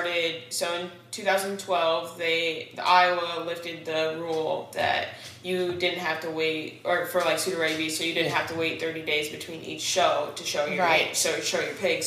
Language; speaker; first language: English; native; English